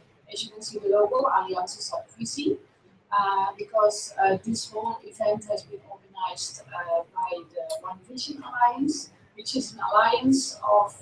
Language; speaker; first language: English; non-native, fluent; Dutch